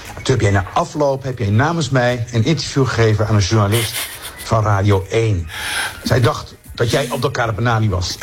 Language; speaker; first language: Dutch; early bilingual, other home language; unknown